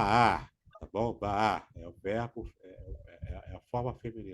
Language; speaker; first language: Portuguese; native; Portuguese